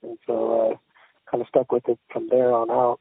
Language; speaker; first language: English; native; English